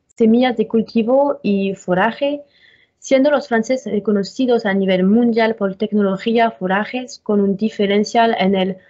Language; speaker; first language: Spanish; non-native, fluent; French